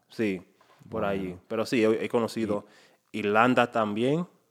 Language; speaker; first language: Spanish; non-native, fluent; English